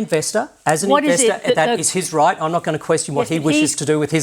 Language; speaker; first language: English; native; English